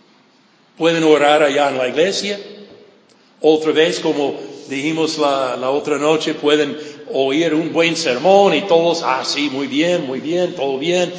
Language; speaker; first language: Spanish; non-native, fluent; English